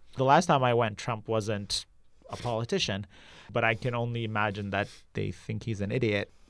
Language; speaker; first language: English; non-native, fluent; Turkish